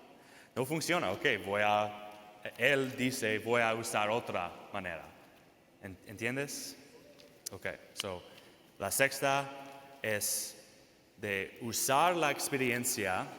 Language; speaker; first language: Spanish; non-native, fluent; English